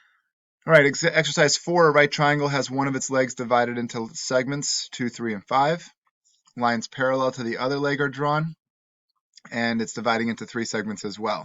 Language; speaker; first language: English; native; English